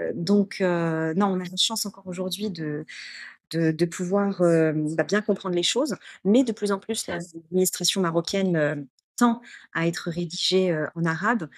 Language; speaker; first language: French; early bilingual, other home language; Arabic